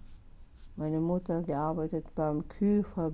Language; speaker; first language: German; non-native, learner; Russian